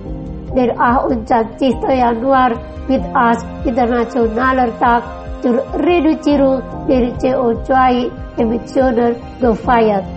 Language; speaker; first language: German; non-native, fluent; Indonesian